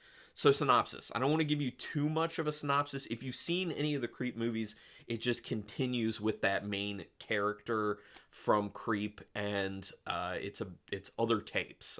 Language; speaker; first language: English; native; English